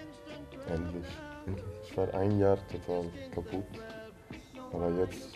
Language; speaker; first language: German; non-native, learner; Italian